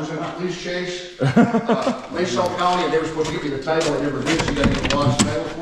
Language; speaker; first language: English; native; English